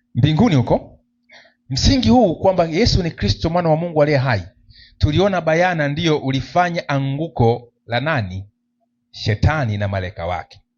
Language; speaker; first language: Swahili; native; Swahili